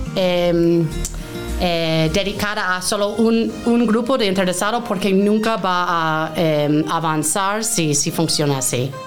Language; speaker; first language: Spanish; non-native, fluent; English